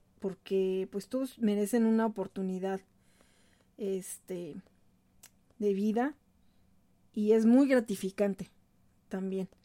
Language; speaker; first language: Spanish; native; Spanish